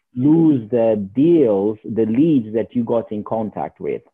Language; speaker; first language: English; non-native, learner; Portuguese